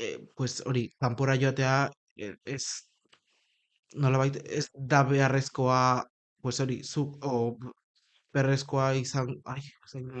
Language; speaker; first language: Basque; non-native, local second language; Spanish